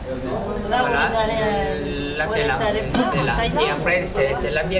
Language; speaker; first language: French; non-native, fluent; Lao